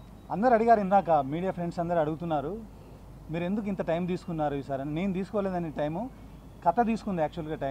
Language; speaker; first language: Telugu; native; Telugu